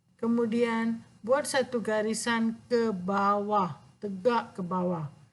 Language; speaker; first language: Malay; non-native, local second language; Tamil